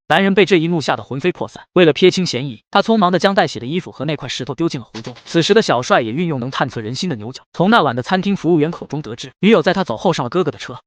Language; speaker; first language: Chinese; native; Chinese